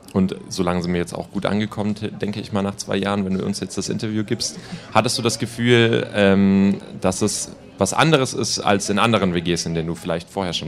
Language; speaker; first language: German; native; German